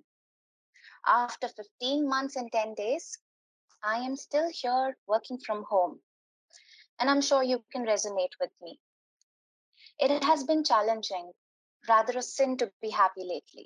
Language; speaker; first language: English; non-native, local second language; Hindi